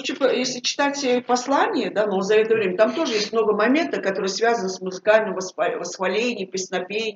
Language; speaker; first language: Russian; native; Russian